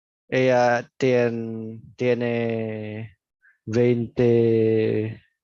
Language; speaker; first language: Spanish; non-native, learner; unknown